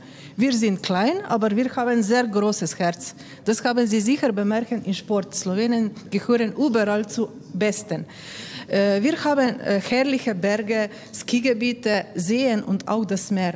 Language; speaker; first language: German; non-native, learner; Slovenian